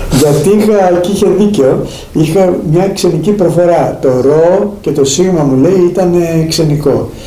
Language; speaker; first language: Greek; early bilingual, heritage; Greek